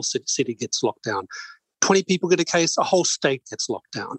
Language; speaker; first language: English; native; English